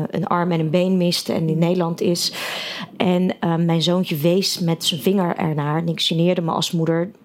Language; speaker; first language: Dutch; early bilingual, other home language; Russian